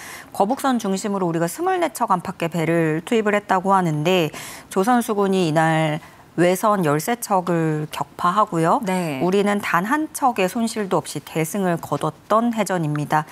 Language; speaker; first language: Korean; native; Korean